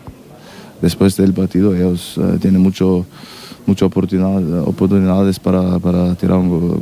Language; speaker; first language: Spanish; non-native, learner; German